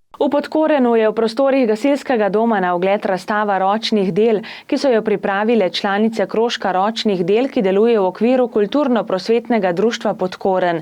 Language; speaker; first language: Slovenian; native; Slovenian